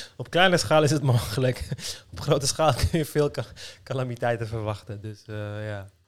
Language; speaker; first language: Dutch; early bilingual, other home language; Turkish